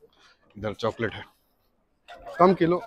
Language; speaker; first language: Hindi; native; Hindi